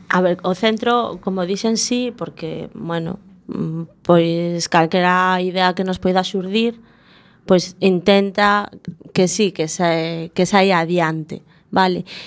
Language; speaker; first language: Galician; native; Galician